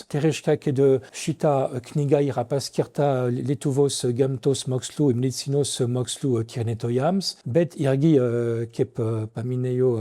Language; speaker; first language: Lithuanian; non-native, fluent; French